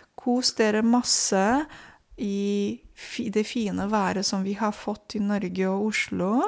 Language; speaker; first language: Norwegian; non-native, fluent; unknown